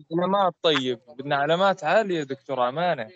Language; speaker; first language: Arabic; native; Arabic